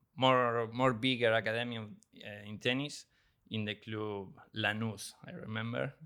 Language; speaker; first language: English; non-native, learner; Spanish